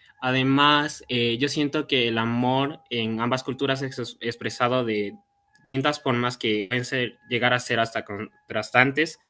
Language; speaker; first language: Spanish; early bilingual, other home language; Cantonese